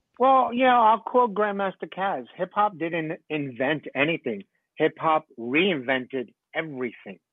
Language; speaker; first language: English; early bilingual, other home language; Spanish